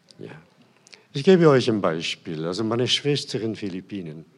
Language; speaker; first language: German; non-native, fluent; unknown